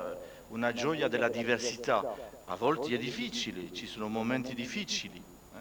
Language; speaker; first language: Italian; non-native, fluent; French